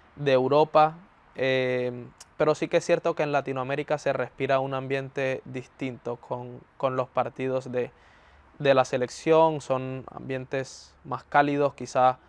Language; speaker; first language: Spanish; native; Spanish